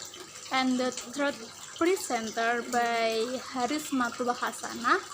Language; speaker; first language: English; non-native, learner; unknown